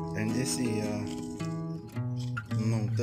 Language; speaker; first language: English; non-native, learner; Vietnamese